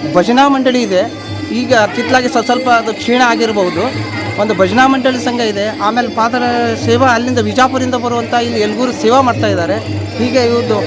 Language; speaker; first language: Kannada; native; Kannada